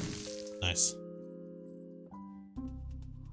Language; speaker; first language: English; native; English